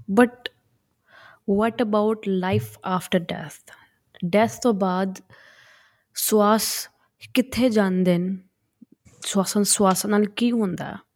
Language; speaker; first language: Punjabi; early bilingual, heritage; Punjabi